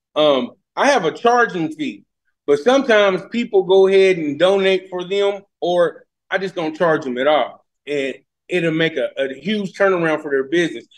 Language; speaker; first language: English; native; English